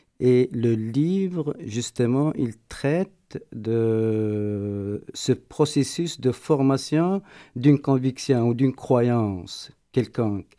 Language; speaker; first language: French; non-native, local second language; Berber languages